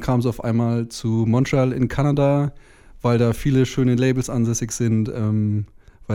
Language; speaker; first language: German; native; German